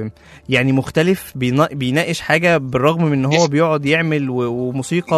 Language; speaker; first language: Arabic; native; Arabic